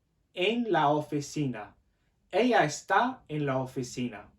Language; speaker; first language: Spanish; non-native, fluent; English